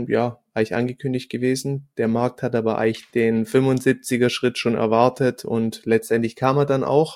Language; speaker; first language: German; native; German